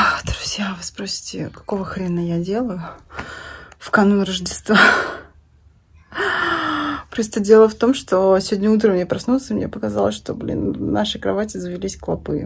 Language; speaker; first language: Russian; native; Russian